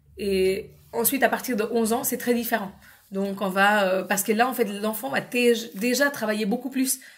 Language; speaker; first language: French; non-native, fluent; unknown